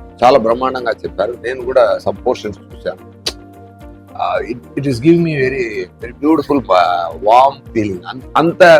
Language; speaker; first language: Telugu; non-native, learner; Tamil